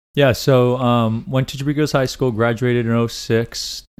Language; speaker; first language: English; native; English